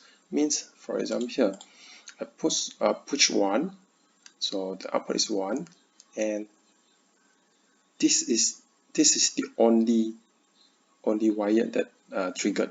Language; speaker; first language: English; non-native, learner; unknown